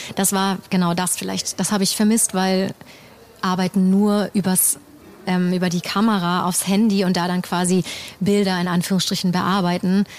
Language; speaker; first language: German; native; German